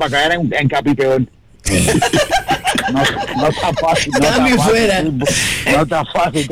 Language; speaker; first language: Spanish; native; Spanish